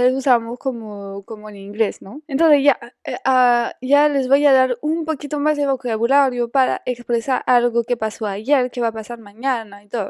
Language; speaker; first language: Spanish; non-native, fluent; French